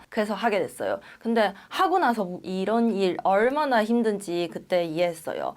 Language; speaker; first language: Korean; non-native, fluent; Chinese